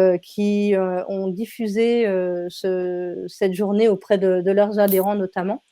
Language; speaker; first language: French; native; French